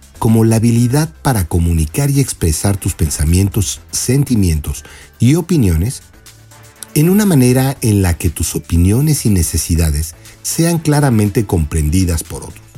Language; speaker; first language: Spanish; native; Spanish